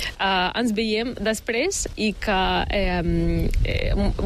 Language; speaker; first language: Catalan; non-native, fluent; Ukrainian